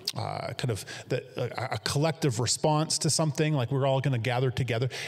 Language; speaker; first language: English; native; English